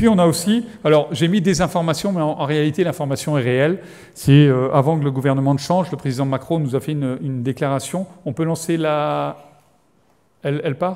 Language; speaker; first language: French; native; French